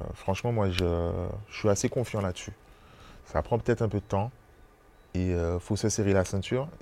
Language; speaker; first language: French; native; French